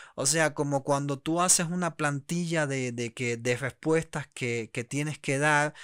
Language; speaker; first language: Spanish; native; Spanish